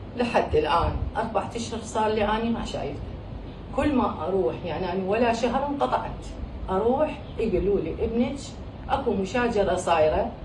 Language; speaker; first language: Arabic; native; Arabic